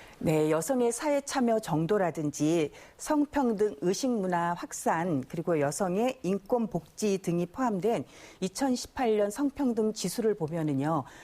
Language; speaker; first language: Korean; native; Korean